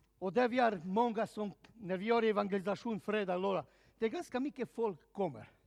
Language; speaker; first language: Swedish; non-native, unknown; Serbian